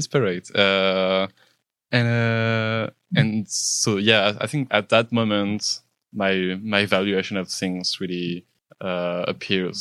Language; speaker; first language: English; non-native, fluent; French